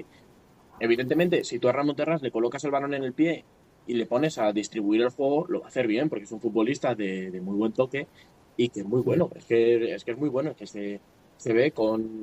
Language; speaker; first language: Spanish; native; Spanish